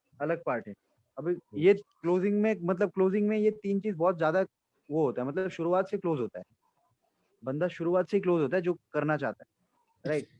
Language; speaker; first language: Hindi; non-native, local second language; Assamese